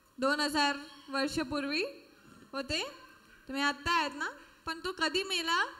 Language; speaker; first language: Marathi; non-native, local second language; Hindi